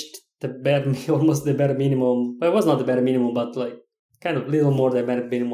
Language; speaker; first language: English; non-native, fluent; Italian